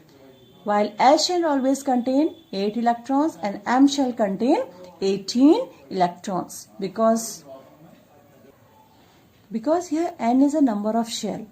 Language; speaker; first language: English; non-native, local second language; Hindi